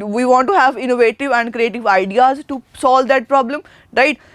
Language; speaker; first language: English; non-native, local second language; Punjabi